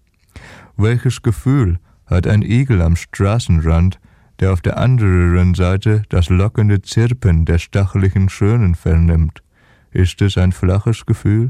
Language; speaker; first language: German; native; German